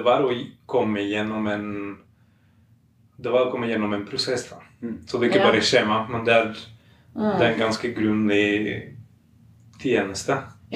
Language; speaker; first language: Norwegian; non-native, fluent; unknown